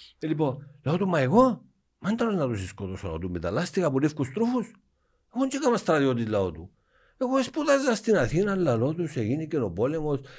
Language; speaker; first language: Greek; native; Greek